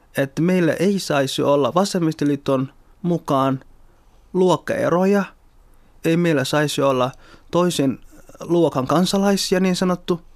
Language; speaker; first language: Finnish; early bilingual, other home language; Somali